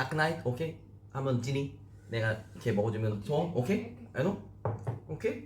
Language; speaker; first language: Korean; native; Korean